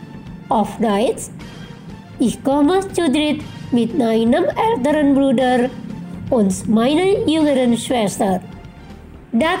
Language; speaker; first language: German; non-native, fluent; Indonesian